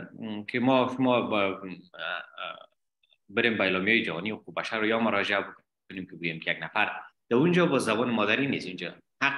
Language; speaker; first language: Persian; native; Persian